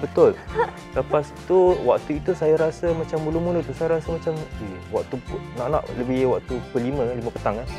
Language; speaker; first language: Malay; native; Malay